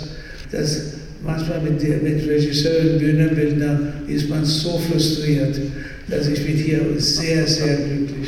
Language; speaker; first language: German; non-native, fluent; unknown